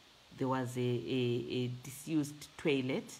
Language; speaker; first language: English; non-native, local second language; Shona